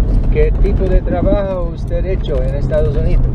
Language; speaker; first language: Spanish; non-native, fluent; English